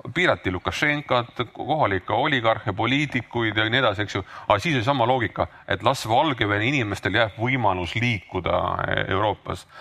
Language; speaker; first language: Estonian; native; Estonian